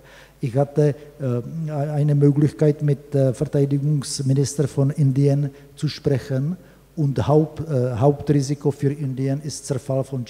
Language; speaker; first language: German; non-native, fluent; Czech